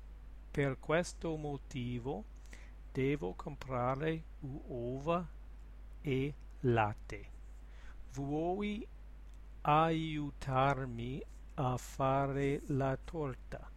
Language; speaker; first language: Italian; non-native, learner; English